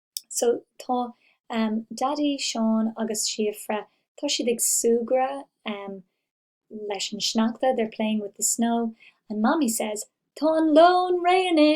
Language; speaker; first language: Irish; non-native, local second language; English